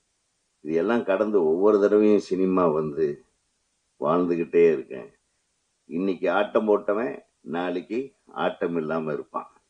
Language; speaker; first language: Tamil; native; Tamil